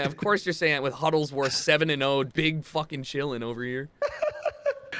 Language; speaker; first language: English; native; English